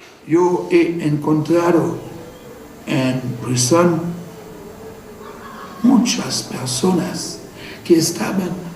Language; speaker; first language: Spanish; non-native, fluent; Haitian Creole